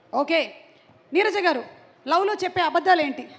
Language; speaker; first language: Telugu; native; Telugu